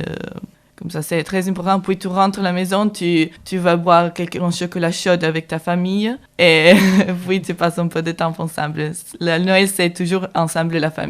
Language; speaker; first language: French; non-native, learner; Italian